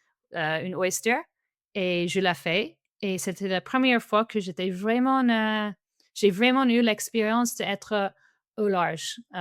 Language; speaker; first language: French; non-native, fluent; English